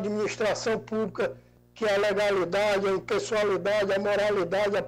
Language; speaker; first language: Portuguese; native; Portuguese